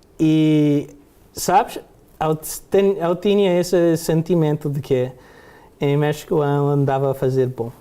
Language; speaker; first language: Portuguese; early bilingual, heritage; Portuguese